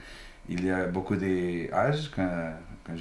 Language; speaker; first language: French; non-native, learner; Portuguese